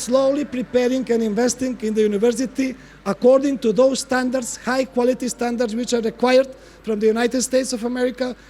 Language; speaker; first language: English; non-native, fluent; Macedonian